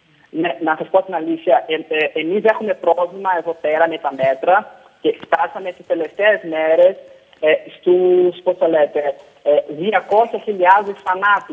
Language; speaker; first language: Greek; non-native, fluent; Portuguese